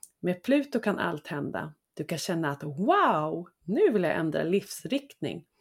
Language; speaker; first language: Swedish; native; Swedish